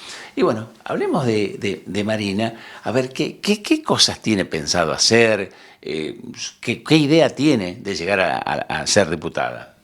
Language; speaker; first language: Spanish; native; Spanish